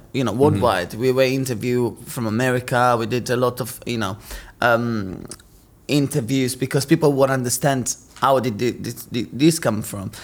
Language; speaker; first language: English; non-native, fluent; Italian